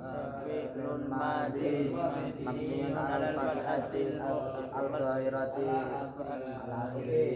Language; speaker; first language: Arabic; non-native, learner; Indonesian